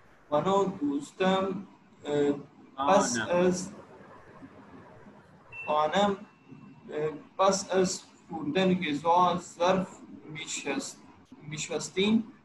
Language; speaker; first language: Persian; non-native, learner; Urdu